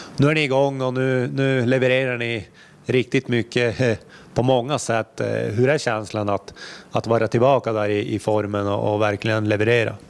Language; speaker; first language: Swedish; native; Swedish